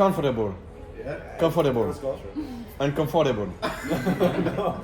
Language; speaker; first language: English; non-native, learner; French